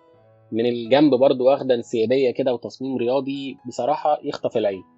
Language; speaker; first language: Arabic; native; Arabic